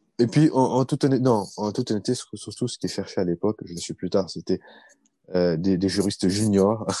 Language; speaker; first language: French; early bilingual, other home language; Arabic